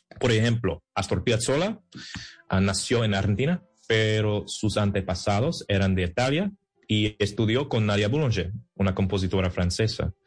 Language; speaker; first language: Spanish; non-native, fluent; English